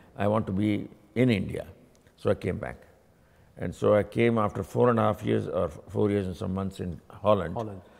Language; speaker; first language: English; non-native, local second language; Tamil